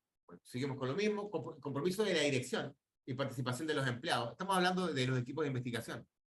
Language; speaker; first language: Spanish; native; Spanish